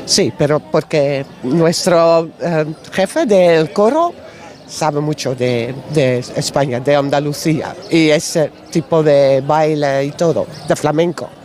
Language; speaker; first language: Spanish; non-native, learner; Dutch